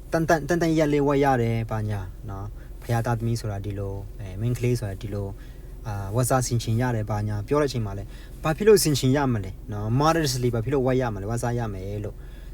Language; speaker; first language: Burmese; non-native, local second language; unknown